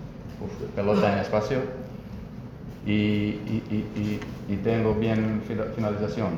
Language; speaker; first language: Spanish; non-native, learner; Croatian